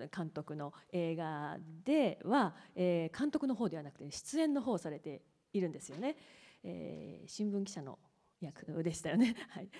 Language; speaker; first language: Japanese; native; Japanese